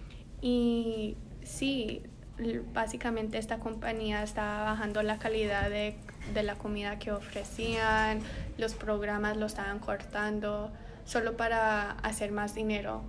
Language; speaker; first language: Spanish; early bilingual, heritage; Spanish